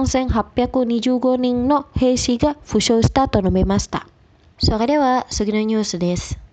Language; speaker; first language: Japanese; non-native, fluent; Indonesian